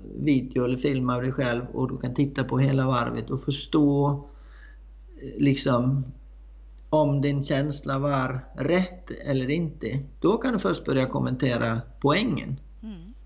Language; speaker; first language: Swedish; non-native, fluent; Icelandic